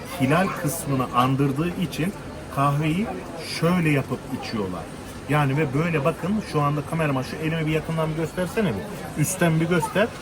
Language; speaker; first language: Turkish; native; Turkish